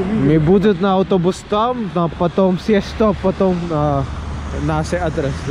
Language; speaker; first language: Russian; non-native, learner; Tamil